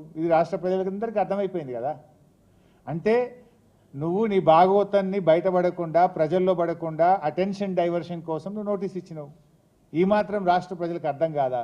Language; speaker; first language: Telugu; native; Telugu